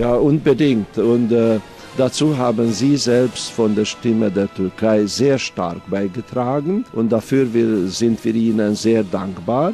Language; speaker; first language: German; non-native, fluent; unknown